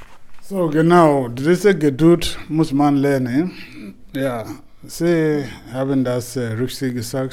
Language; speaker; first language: German; non-native, learner; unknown